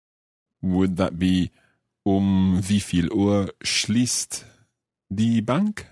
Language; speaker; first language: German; non-native, learner; English